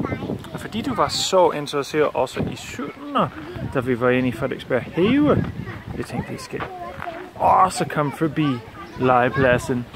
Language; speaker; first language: Danish; non-native, fluent; English